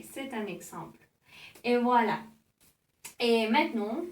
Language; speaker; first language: French; non-native, learner; Spanish